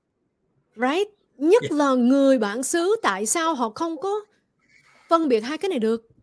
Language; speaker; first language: Vietnamese; early bilingual, heritage; Vietnamese